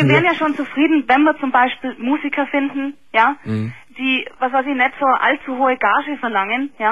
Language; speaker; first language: German; native; German